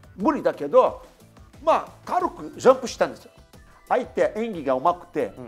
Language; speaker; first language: Japanese; non-native, fluent; Portuguese